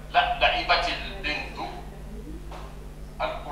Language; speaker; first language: Arabic; non-native, learner; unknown